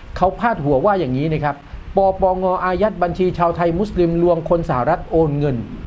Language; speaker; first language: Thai; non-native, local second language; Malay